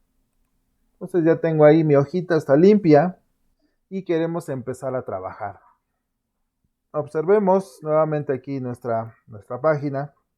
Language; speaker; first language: Spanish; native; Spanish